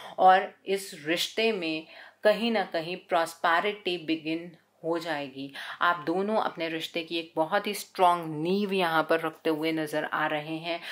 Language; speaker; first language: Hindi; native; Hindi